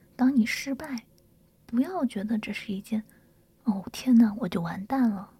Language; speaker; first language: Chinese; native; Chinese